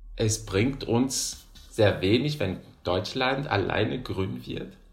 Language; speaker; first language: German; non-native, fluent; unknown